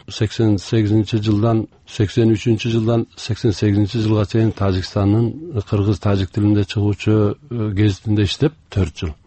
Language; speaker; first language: Kyrgyz; early bilingual, heritage; Kyrgyz